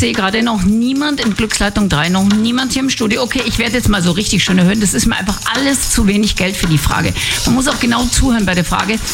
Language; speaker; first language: German; native; German